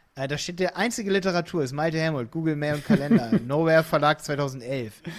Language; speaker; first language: German; native; German